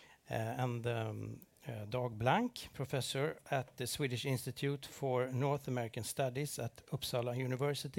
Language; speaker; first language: English; non-native, fluent; Swedish